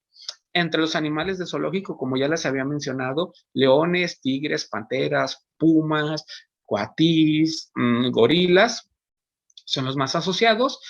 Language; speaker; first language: Spanish; native; Spanish